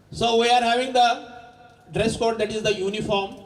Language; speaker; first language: English; non-native, local second language; Telugu